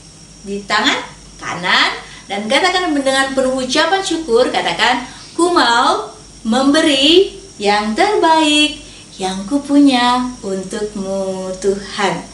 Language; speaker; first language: Indonesian; native; Indonesian